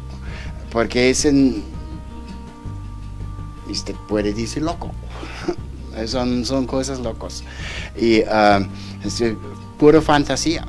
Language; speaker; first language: Spanish; non-native, learner; German